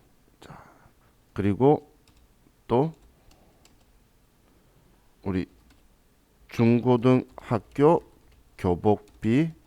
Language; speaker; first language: Korean; native; Korean